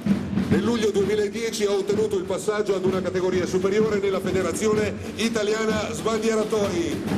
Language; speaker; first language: Italian; native; Italian